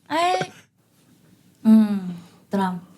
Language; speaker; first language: Korean; non-native, learner; Japanese